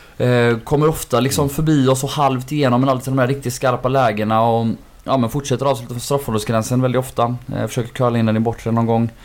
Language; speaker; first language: Swedish; native; Swedish